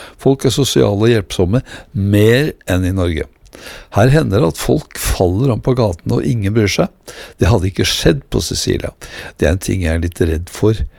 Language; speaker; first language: Norwegian; native; Norwegian